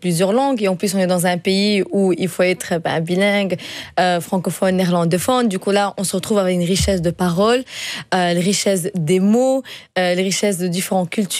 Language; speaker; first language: French; non-native, fluent; Dutch